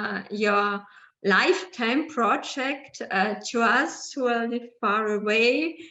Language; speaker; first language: English; non-native, learner; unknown